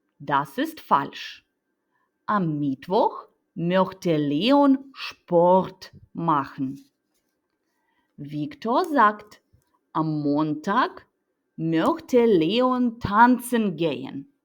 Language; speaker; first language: German; non-native, fluent; Ukrainian